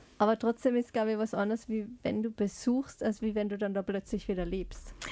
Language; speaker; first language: German; native; German